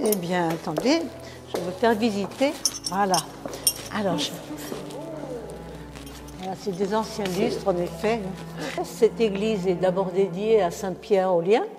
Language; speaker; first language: French; native; French